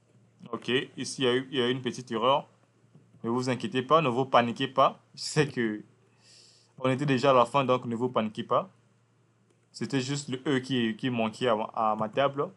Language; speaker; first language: French; non-native, local second language; Lingala